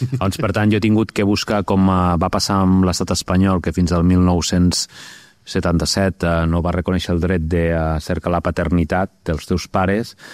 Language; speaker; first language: Catalan; native; Catalan